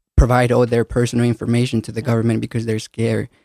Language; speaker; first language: English; early bilingual, other home language; Spanish